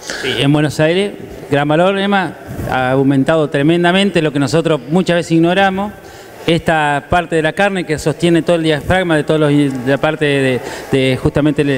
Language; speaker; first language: Spanish; native; Spanish